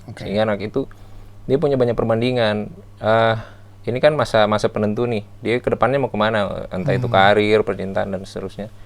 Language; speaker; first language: Indonesian; native; Indonesian